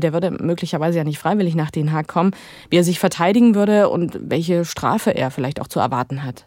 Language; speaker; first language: German; native; German